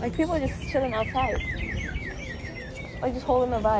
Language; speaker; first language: English; early bilingual, other home language; Spanish